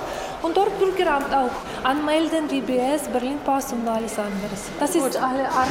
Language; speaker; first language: German; non-native, learner; Ukrainian